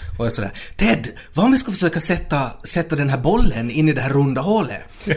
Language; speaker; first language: Swedish; native; Swedish